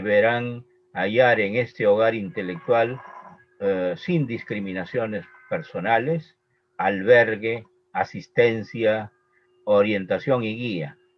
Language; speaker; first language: Spanish; native; Spanish